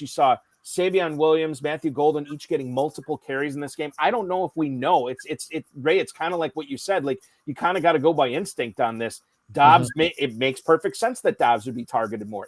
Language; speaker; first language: English; native; English